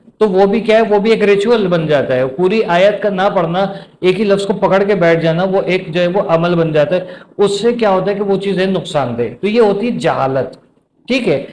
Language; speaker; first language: Urdu; native; Urdu